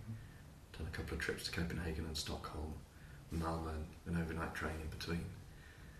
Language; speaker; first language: English; native; English